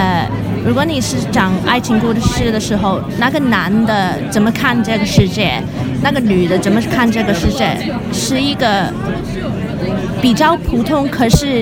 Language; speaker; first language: Chinese; non-native, local second language; Cantonese